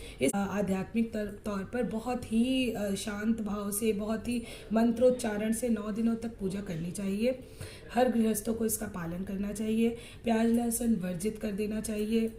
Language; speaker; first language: Hindi; non-native, local second language; Bangla